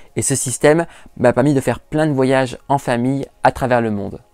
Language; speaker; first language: French; native; French